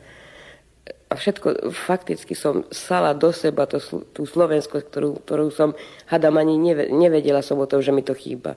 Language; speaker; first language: Slovak; early bilingual, heritage; Slovak